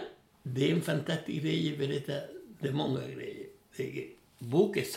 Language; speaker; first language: Swedish; non-native, learner; Spanish